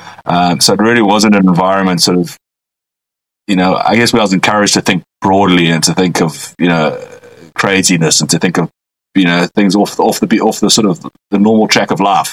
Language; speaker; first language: English; native; English